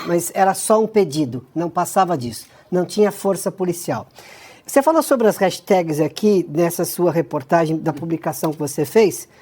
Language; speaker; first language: Portuguese; native; Portuguese